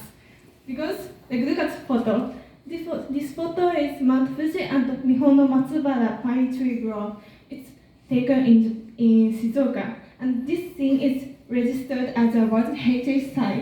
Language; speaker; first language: English; non-native, learner; Japanese